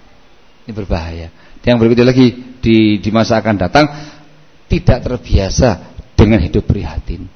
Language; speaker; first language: Indonesian; non-native, local second language; Javanese